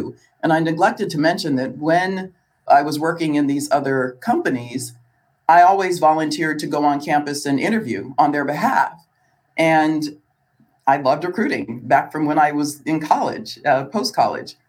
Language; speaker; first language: English; native; English